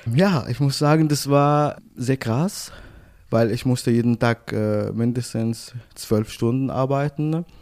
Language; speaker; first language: German; non-native, fluent; Arabic